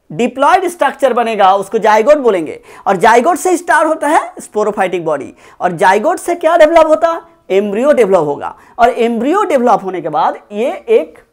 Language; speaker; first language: Hindi; non-native, local second language; Bangla